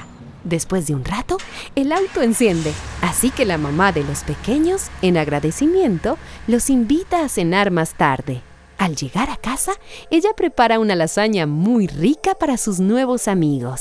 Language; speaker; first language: Spanish; native; Spanish